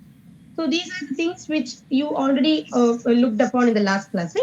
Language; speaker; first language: English; non-native, fluent; Tamil